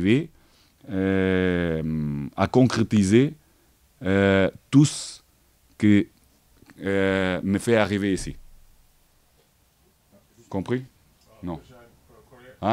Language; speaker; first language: French; non-native, learner; Portuguese